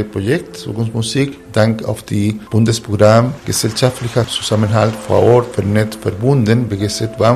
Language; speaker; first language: German; non-native, fluent; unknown